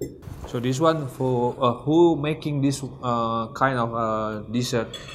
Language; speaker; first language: English; non-native, fluent; Indonesian